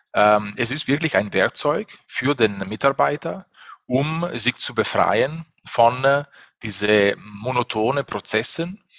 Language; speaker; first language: German; non-native, fluent; Italian